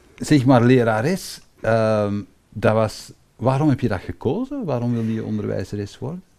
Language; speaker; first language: Dutch; native; Dutch